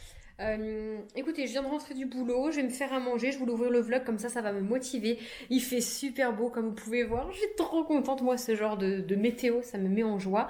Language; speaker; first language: French; native; French